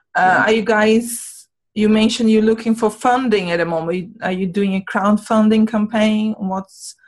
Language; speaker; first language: English; non-native, fluent; Portuguese